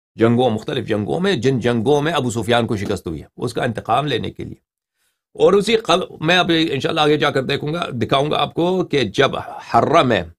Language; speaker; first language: Urdu; non-native, fluent; Persian